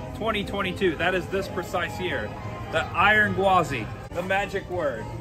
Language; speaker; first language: English; native; English